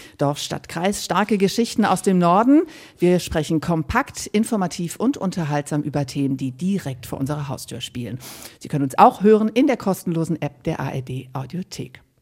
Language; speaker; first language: German; native; German